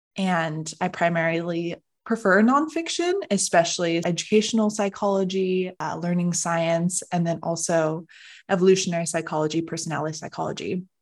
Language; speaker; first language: English; native; English